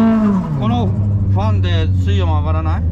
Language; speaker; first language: Japanese; native; Japanese